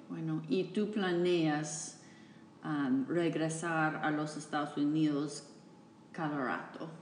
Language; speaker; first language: Spanish; non-native, fluent; English